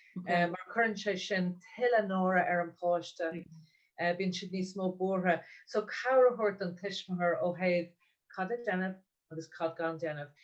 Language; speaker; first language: Irish; non-native, local second language; English